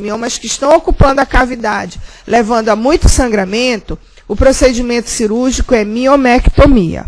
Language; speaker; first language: Portuguese; native; Portuguese